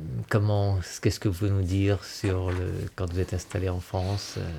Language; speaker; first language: French; native; French